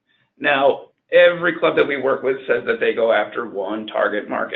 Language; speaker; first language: English; native; English